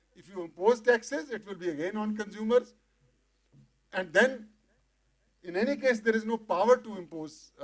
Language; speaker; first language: English; non-native, local second language; Punjabi